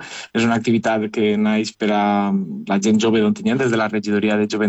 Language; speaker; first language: Catalan; native; Catalan